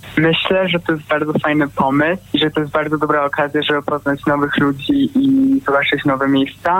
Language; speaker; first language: Polish; early bilingual, heritage; Polish